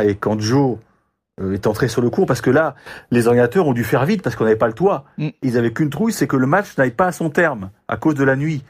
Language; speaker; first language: French; native; French